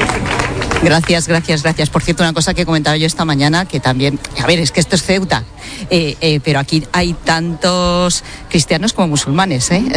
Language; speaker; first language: Spanish; native; Spanish